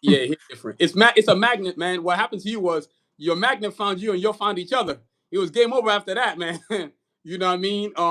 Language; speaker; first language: English; native; English